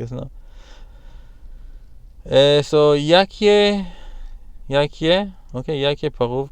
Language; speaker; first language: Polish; non-native, learner; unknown